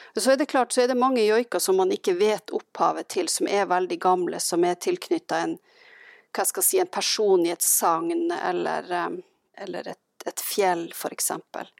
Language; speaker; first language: Norwegian; native; Norwegian